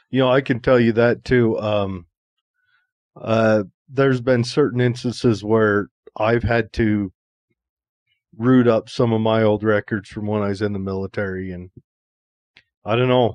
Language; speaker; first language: English; native; English